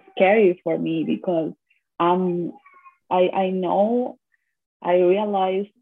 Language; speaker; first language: English; non-native, learner; Spanish